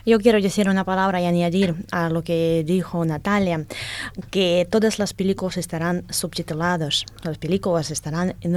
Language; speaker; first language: Spanish; non-native, fluent; Russian